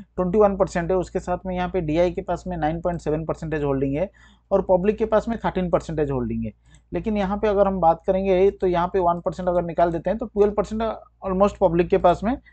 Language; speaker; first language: Hindi; native; Hindi